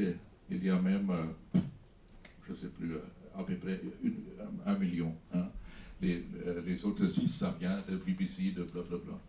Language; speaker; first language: French; non-native, fluent; German